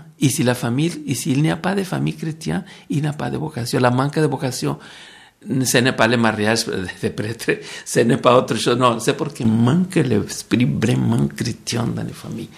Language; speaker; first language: French; non-native, fluent; Spanish